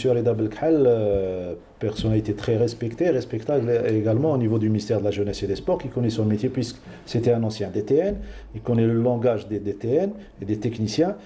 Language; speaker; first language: French; non-native, local second language; Arabic